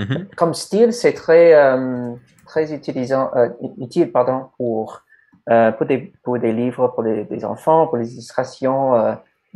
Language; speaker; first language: French; non-native, learner; English